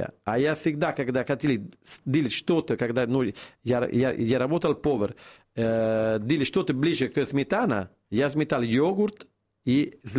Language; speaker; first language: Russian; non-native, fluent; Italian